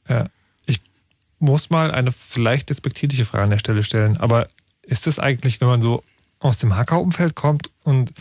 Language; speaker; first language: German; native; German